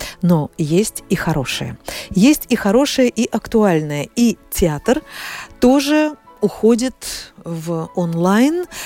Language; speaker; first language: Russian; native; Russian